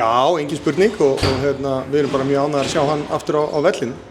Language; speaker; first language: Icelandic; native; Icelandic